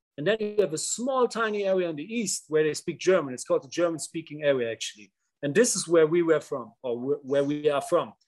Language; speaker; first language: English; non-native, fluent; Dutch